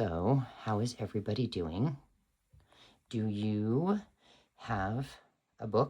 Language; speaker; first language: English; native; English